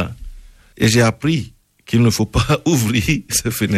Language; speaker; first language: French; non-native, local second language; Ewe